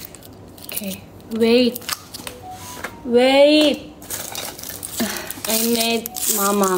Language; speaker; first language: English; non-native, learner; Korean